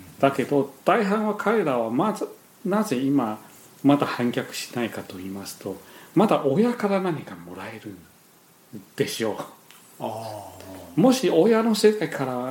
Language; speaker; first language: Japanese; non-native, fluent; Chinese